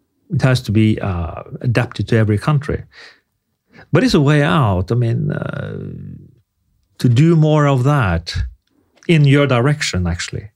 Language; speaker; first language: English; non-native, fluent; Norwegian